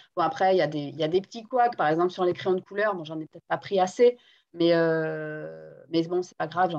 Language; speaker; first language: French; non-native, local second language; Guadeloupean Creole French